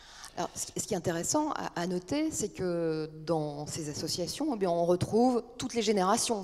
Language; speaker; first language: French; native; French